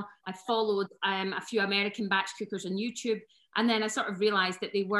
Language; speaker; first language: English; native; English